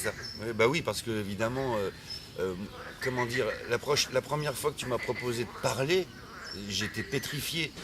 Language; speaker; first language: French; native; French